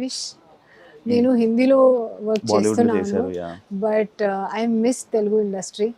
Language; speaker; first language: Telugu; non-native, learner; Hindi